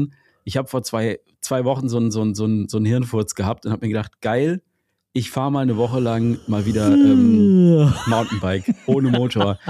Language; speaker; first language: German; native; German